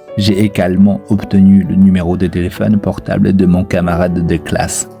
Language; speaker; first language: French; non-native, fluent; Chinese